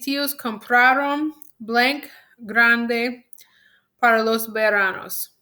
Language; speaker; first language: Spanish; non-native, fluent; English